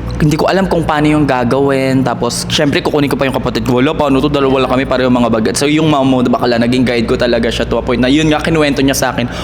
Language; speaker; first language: Filipino; native; Filipino